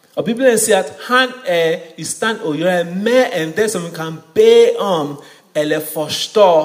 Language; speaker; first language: Norwegian; non-native, fluent; Yoruba